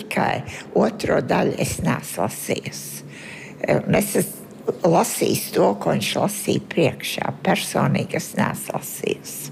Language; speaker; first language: Latvian; early bilingual, heritage; Latvian